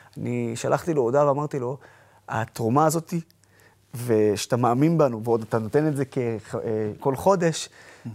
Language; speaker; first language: Hebrew; non-native, local second language; Arabic